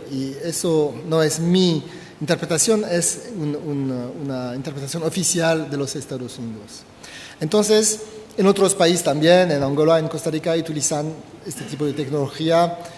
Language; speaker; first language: Spanish; non-native, fluent; French